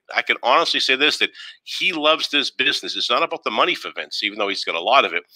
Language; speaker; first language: English; native; English